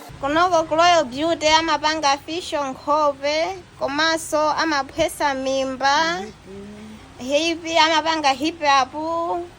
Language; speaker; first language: Nyanja; non-native, local second language; Tumbuka